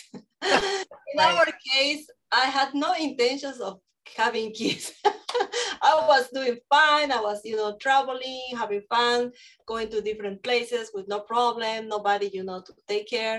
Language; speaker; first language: English; non-native, fluent; Spanish